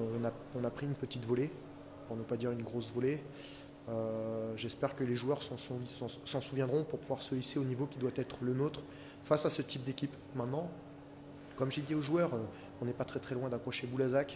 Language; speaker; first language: French; native; French